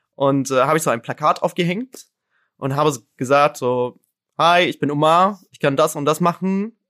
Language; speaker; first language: German; non-native, fluent; Arabic